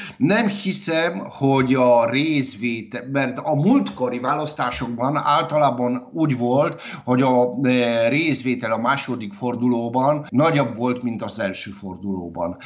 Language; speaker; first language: Hungarian; non-native, fluent; Polish